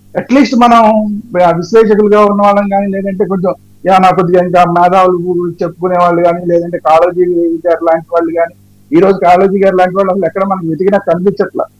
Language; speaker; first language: Telugu; native; Telugu